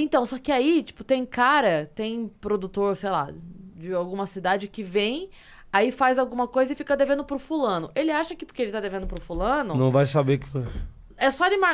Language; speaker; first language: Portuguese; native; Portuguese